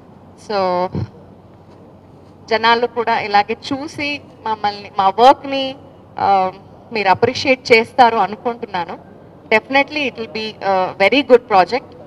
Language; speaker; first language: Telugu; non-native, fluent; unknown